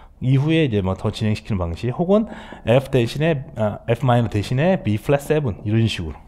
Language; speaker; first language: Korean; native; Korean